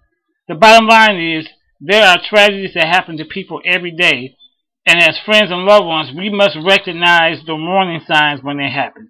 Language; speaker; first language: English; native; English